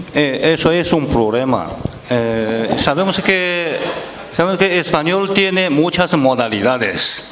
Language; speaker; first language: Spanish; non-native, fluent; Chinese